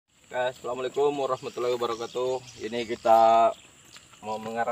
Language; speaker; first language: Malay; native; Malay